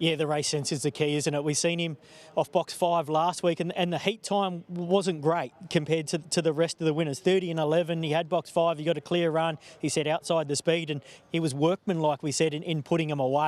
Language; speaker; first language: English; native; English